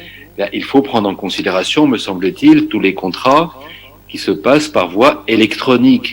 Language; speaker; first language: French; native; French